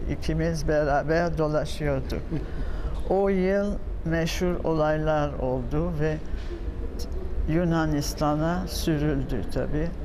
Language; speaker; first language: Turkish; non-native, fluent; French